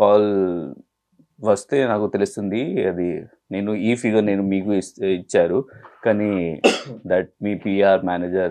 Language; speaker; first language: Telugu; non-native, learner; Hindi